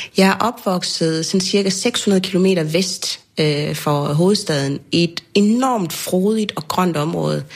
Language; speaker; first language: Danish; early bilingual, other home language; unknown